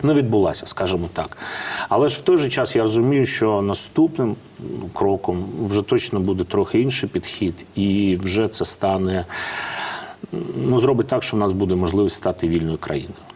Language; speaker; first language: Ukrainian; non-native, fluent; Russian